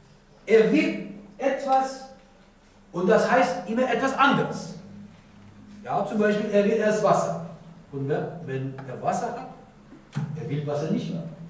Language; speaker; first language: German; non-native, learner; Persian